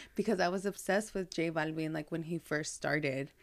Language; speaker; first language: English; early bilingual, heritage; Spanish